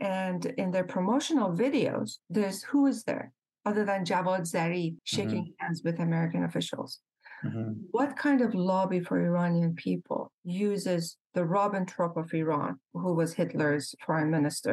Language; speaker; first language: English; non-native, fluent; Persian